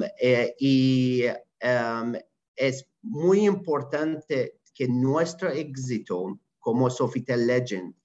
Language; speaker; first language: Spanish; non-native, learner; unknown